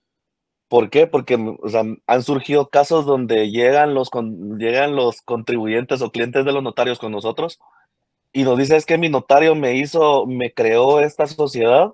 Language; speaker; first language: Spanish; native; Spanish